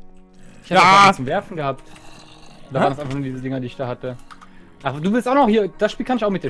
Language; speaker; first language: German; native; German